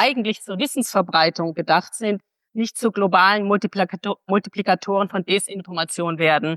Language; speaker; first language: German; native; German